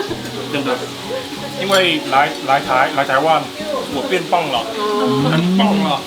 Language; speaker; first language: Chinese; non-native, learner; Vietnamese